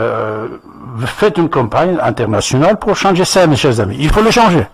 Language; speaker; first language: French; non-native, fluent; Persian